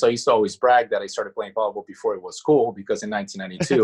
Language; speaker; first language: English; non-native, fluent; Portuguese